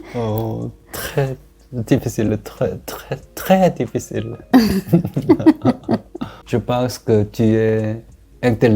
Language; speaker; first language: French; non-native, learner; Korean